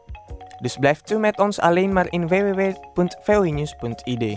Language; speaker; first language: Dutch; non-native, fluent; Indonesian